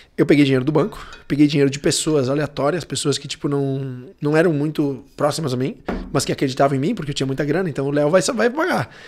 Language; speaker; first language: Portuguese; early bilingual, other home language; Italian